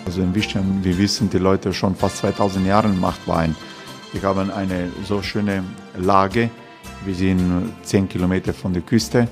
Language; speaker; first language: German; non-native, fluent; Croatian